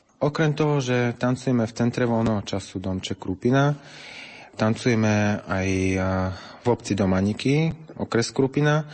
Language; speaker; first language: Slovak; native; Slovak